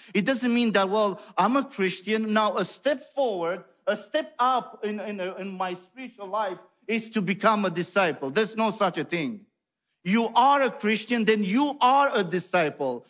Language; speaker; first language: English; non-native, fluent; Romanian